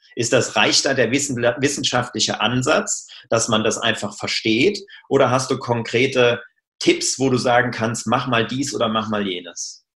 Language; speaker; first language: German; native; German